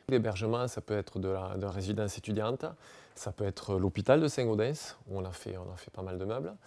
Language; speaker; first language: French; native; French